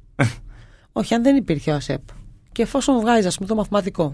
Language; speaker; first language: Greek; native; Greek